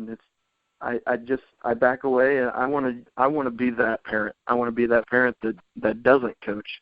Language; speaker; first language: English; native; English